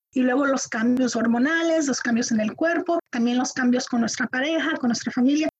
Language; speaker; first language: Spanish; early bilingual, heritage; Spanish